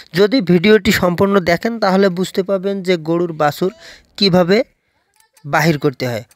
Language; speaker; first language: Bangla; non-native, local second language; Rangpuri